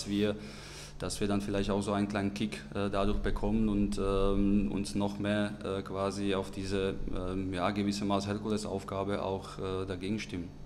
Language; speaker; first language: German; non-native, fluent; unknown